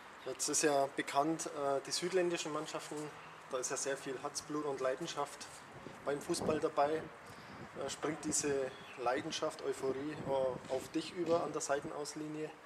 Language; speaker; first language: German; native; German